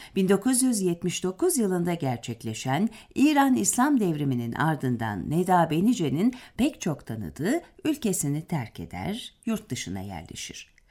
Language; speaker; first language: Turkish; native; Turkish